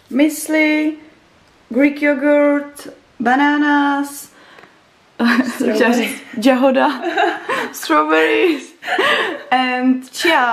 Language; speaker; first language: English; non-native, learner; Czech